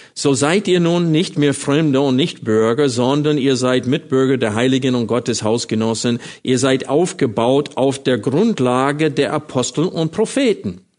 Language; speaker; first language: German; non-native, fluent; English